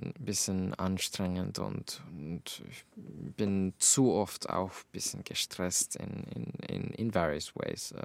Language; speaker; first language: German; non-native, fluent; Finnish